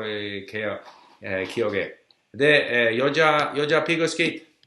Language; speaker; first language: Korean; non-native, learner; English